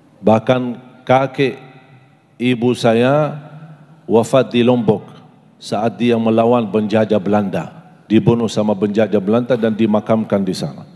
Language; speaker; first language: Indonesian; non-native, fluent; Arabic